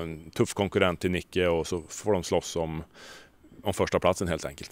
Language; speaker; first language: Swedish; native; Swedish